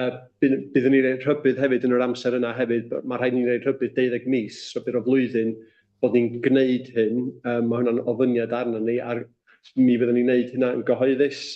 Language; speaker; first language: Welsh; native; Welsh